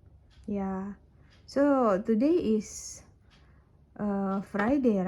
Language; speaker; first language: English; non-native, learner; Indonesian